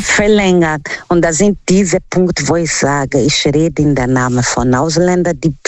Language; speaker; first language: German; non-native, learner; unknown